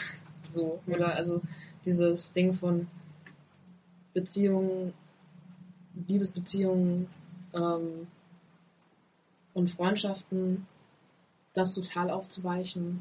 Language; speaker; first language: German; native; German